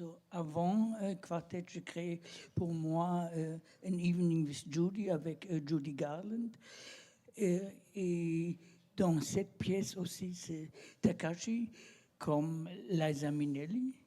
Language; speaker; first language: French; non-native, learner; German